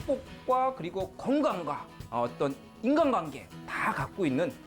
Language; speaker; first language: Korean; native; Korean